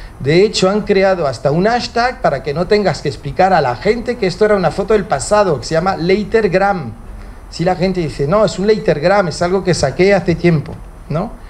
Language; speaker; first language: Spanish; early bilingual, heritage; Spanish